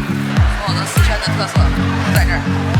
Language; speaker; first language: Chinese; native; Chinese